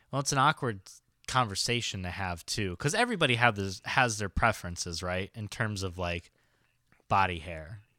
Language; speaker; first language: English; native; English